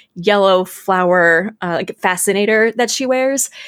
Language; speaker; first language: English; native; English